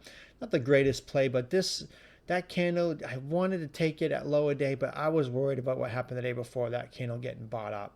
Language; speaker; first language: English; native; English